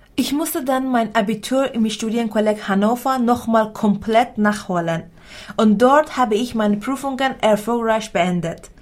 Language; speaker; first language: German; non-native, fluent; Persian